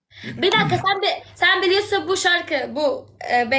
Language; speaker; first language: Turkish; non-native, learner; Arabic